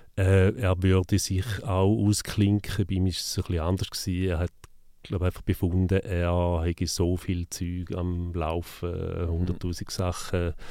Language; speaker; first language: German; native; German